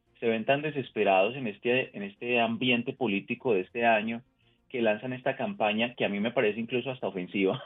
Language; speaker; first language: Spanish; native; Spanish